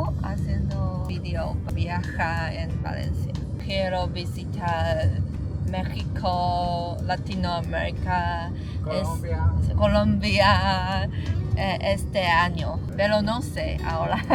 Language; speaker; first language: Spanish; non-native, learner; Chinese